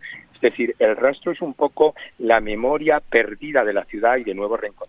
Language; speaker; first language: Spanish; native; Spanish